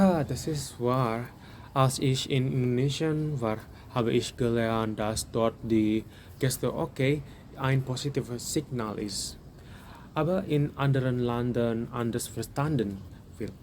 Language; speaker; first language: German; non-native, learner; Indonesian